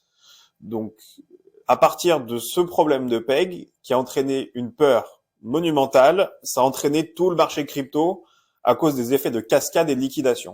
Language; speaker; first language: French; native; French